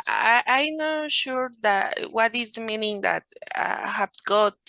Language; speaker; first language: English; non-native, learner; Spanish